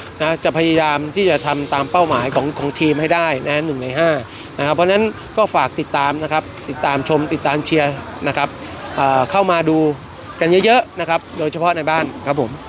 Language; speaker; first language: Thai; native; Thai